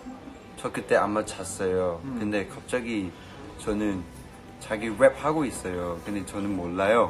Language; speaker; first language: Korean; non-native, learner; Chinese